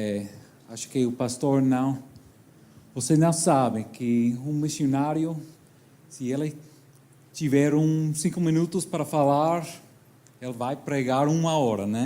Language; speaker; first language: Portuguese; non-native, learner; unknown